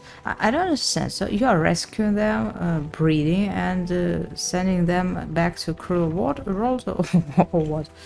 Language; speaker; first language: English; non-native, learner; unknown